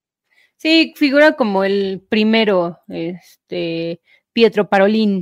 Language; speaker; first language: Spanish; native; Spanish